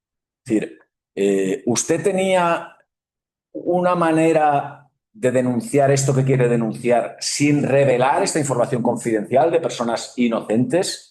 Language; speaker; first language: Spanish; native; Spanish